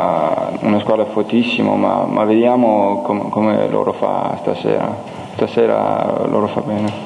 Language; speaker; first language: Italian; non-native, learner; Danish